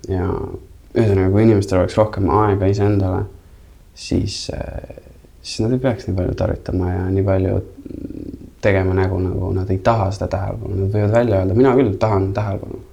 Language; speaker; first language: Estonian; native; Estonian